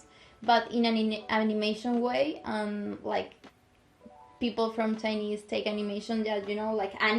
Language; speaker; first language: English; non-native, local second language; Spanish